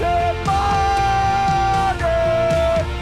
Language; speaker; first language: German; native; German